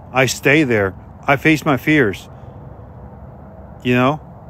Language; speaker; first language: English; native; English